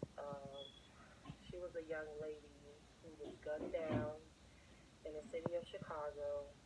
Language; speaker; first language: English; native; English